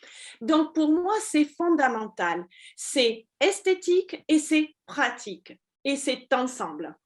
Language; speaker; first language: French; native; French